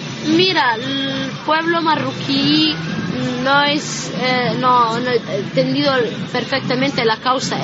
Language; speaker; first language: Spanish; non-native, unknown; Arabic